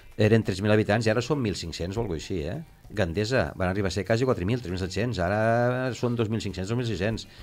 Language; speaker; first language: Catalan; native; Catalan